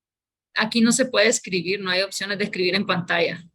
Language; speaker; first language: Spanish; native; Spanish